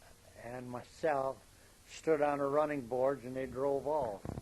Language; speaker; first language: English; native; English